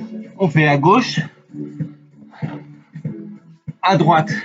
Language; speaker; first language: French; native; French